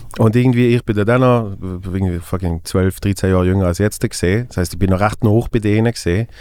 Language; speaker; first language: German; native; German